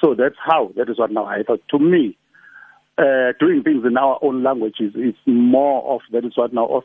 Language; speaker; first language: English; non-native, local second language; Zulu